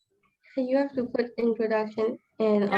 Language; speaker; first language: English; non-native, fluent; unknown